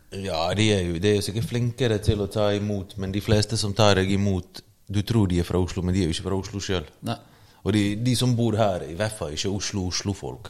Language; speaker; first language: Norwegian; early bilingual, other home language; Bosnian